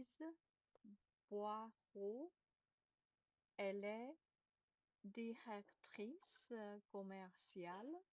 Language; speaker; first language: French; non-native, learner; Chinese